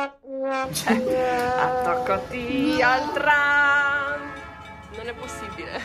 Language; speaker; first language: Italian; native; Italian